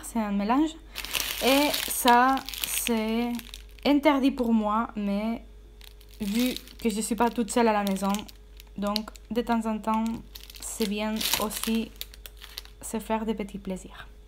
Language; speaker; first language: French; non-native, fluent; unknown